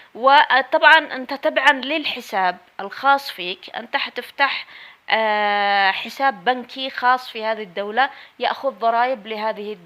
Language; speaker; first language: Arabic; native; Arabic